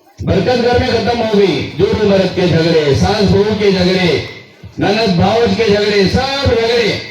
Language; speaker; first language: Urdu; native; Urdu